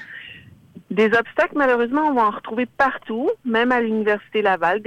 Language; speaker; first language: French; native; French